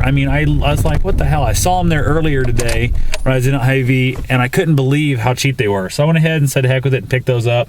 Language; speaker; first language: English; native; English